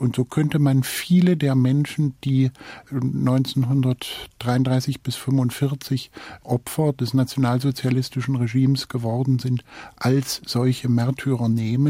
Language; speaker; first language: German; native; German